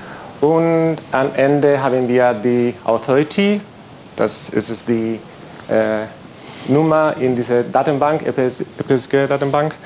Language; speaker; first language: German; non-native, learner; Spanish